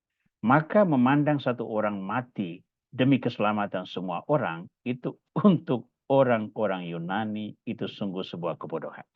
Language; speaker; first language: Indonesian; native; Indonesian